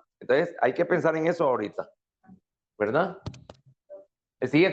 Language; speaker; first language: Spanish; native; Spanish